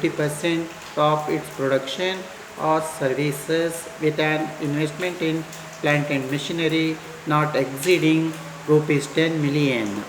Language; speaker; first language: English; non-native, local second language; Kannada